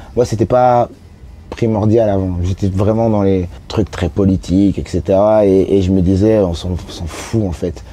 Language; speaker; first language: French; native; French